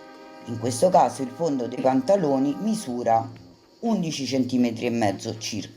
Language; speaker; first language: Italian; native; Italian